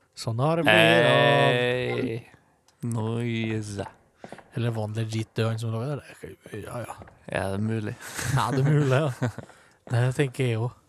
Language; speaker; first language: Norwegian; native; Norwegian